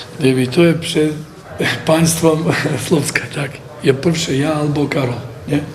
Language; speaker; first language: Polish; non-native, learner; Croatian